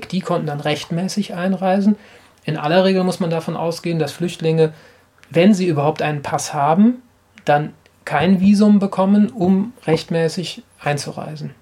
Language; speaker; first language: German; native; German